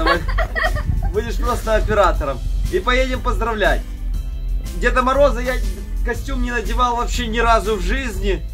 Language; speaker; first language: Russian; native; Russian